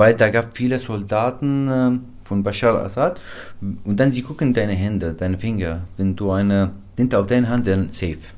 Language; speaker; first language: German; non-native, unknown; Arabic